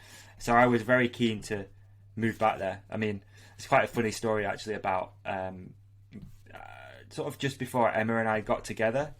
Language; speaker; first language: English; native; English